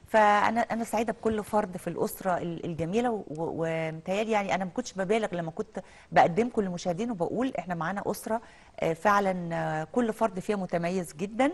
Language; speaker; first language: Arabic; native; Arabic